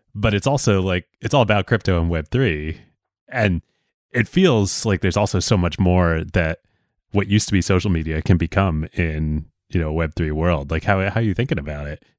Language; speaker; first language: English; native; English